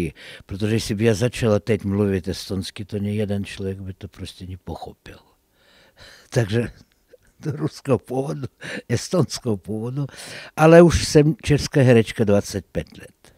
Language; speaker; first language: Czech; non-native, fluent; Russian